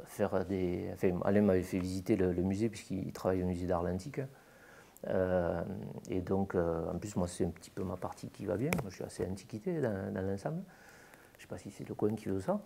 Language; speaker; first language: French; native; French